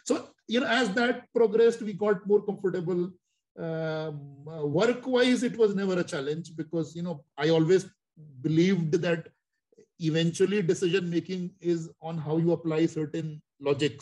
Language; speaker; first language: English; non-native, local second language; Hindi